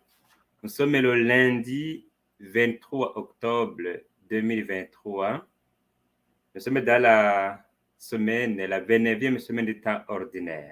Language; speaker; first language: French; non-native, fluent; Spanish